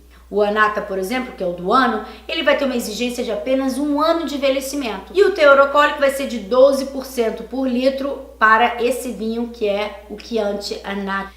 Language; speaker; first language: Portuguese; native; Portuguese